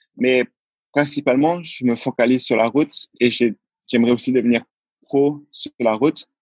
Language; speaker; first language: French; non-native, local second language; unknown